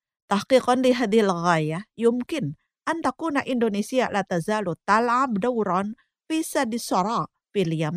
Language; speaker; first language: Arabic; non-native, fluent; Indonesian